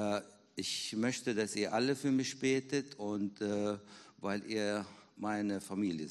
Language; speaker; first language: German; non-native, learner; Arabic